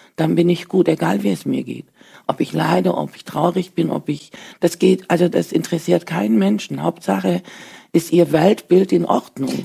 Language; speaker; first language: German; early bilingual, other home language; Turkish